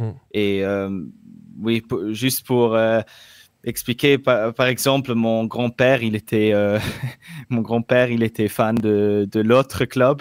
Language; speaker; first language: French; non-native, local second language; German